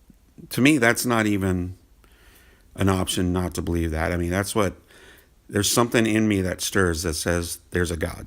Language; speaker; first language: English; native; English